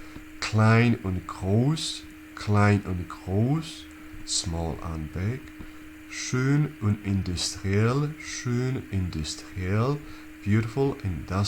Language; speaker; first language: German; non-native, fluent; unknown